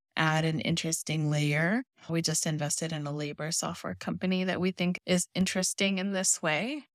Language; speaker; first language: English; native; English